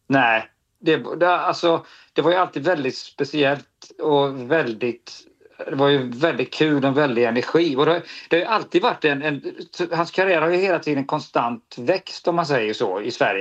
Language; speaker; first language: Swedish; native; Swedish